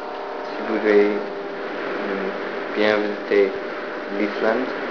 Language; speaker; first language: French; non-native, learner; English